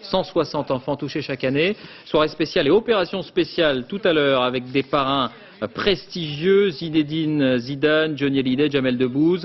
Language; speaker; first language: French; native; French